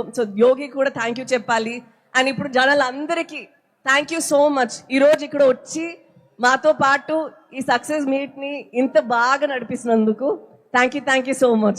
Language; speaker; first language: Telugu; non-native, local second language; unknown